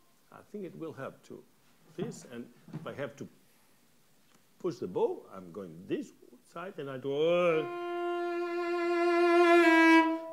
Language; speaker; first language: English; non-native, fluent; Catalan